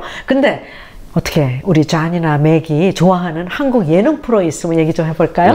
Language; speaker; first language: Korean; native; Korean